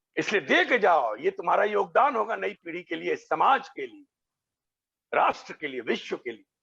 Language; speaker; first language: Hindi; non-native, local second language; Bhojpuri